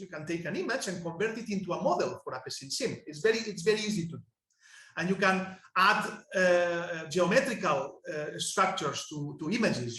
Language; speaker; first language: English; non-native, fluent; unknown